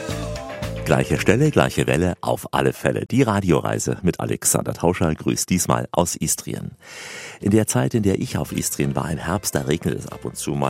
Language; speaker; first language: German; native; German